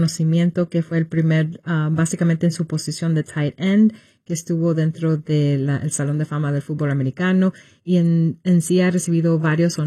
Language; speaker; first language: Spanish; early bilingual, heritage; Spanish